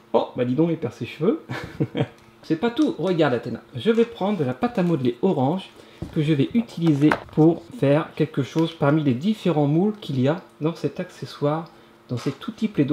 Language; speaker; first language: French; native; French